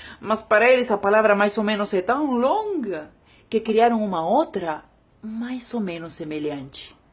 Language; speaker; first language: Portuguese; non-native, fluent; Spanish